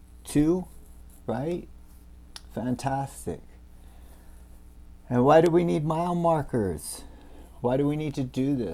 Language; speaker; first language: English; native; English